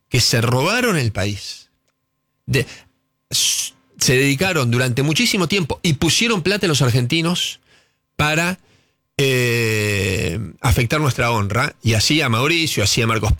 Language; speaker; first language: Spanish; native; Spanish